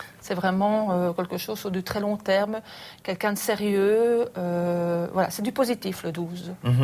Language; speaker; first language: French; native; French